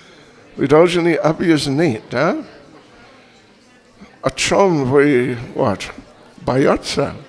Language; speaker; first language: Russian; non-native, fluent; English